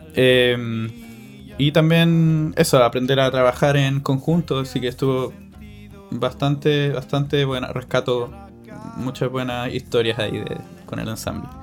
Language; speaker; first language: Spanish; native; Spanish